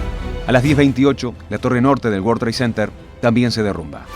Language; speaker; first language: Spanish; native; Spanish